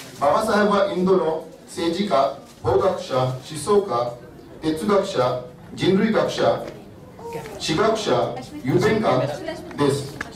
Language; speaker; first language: Japanese; non-native, fluent; Marathi